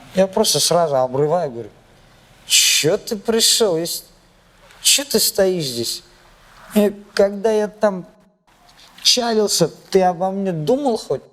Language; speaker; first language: Russian; non-native, local second language; Kazakh